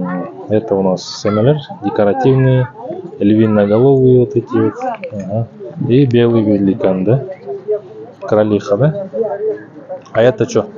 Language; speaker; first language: Russian; non-native, local second language; Kyrgyz